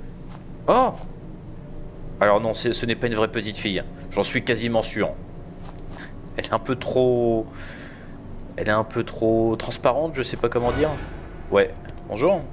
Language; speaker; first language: French; native; French